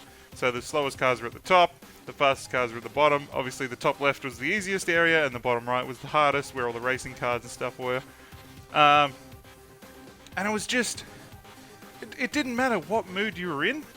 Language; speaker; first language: English; native; English